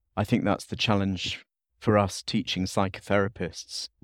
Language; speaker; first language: English; native; English